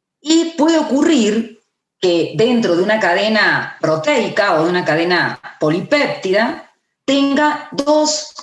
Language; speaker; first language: Spanish; native; Spanish